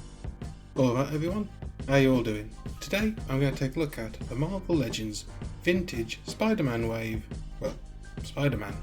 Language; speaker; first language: English; native; English